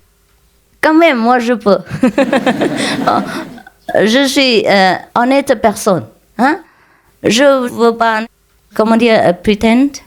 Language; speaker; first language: French; non-native, fluent; Vietnamese